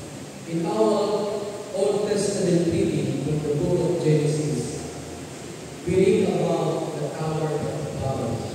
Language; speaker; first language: English; non-native, local second language; Filipino